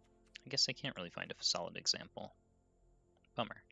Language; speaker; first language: English; native; English